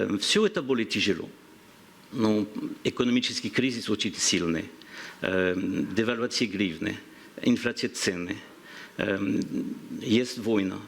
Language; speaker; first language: Russian; non-native, learner; French